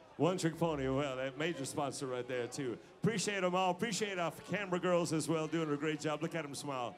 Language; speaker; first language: English; early bilingual, other home language; French